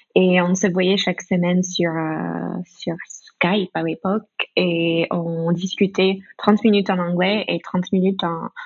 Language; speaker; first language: French; non-native, fluent; English